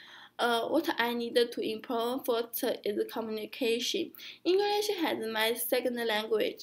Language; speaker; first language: English; non-native, learner; Chinese